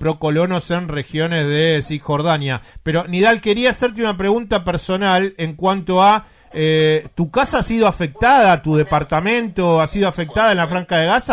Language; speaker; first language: Spanish; native; Spanish